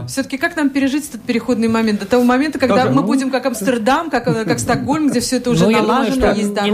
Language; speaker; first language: Russian; native; Russian